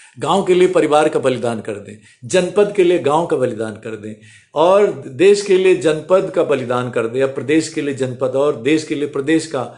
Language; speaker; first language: Hindi; native; Hindi